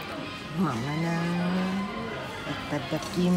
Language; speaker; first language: Japanese; non-native, learner; Thai